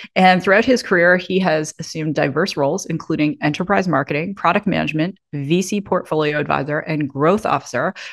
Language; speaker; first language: English; native; English